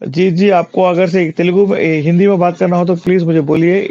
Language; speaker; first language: Hindi; non-native, local second language; Telugu